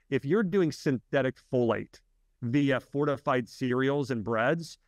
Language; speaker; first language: English; native; English